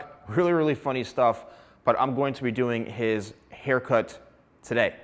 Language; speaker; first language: English; native; English